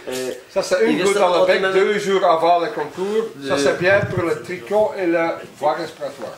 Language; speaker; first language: French; non-native, local second language; Dutch